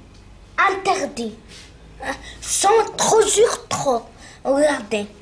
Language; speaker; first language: French; non-native, learner; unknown